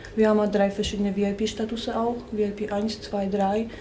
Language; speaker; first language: German; non-native, fluent; Polish